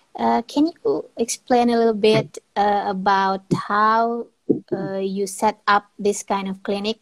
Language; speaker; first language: English; non-native, fluent; Indonesian